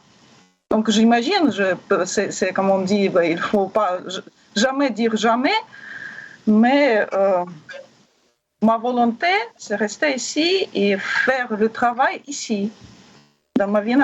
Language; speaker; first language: French; non-native, learner; Russian